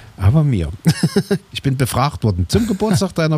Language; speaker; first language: German; native; German